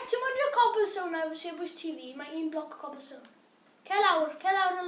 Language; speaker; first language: Welsh; native; Welsh